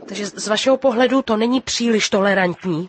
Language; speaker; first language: Czech; native; Czech